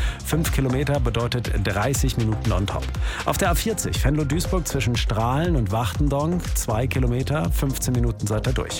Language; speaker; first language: German; native; German